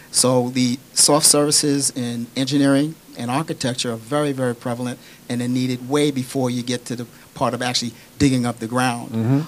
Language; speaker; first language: English; native; English